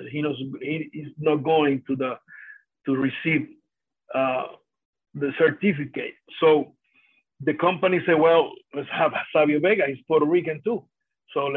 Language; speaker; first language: English; non-native, fluent; Spanish